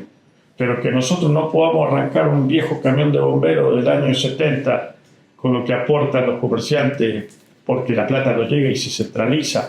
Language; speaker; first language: Spanish; native; Spanish